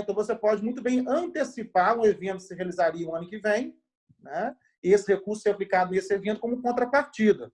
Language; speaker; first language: Portuguese; native; Portuguese